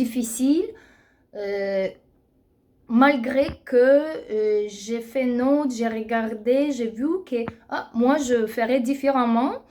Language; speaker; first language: French; non-native, fluent; Russian